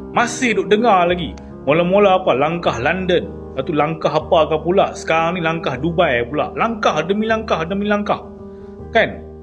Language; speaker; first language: Malay; native; Malay